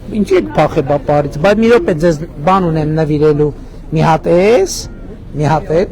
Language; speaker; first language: Armenian; native; Armenian